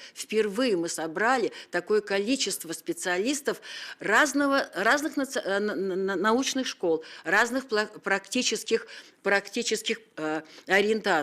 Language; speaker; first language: Russian; native; Russian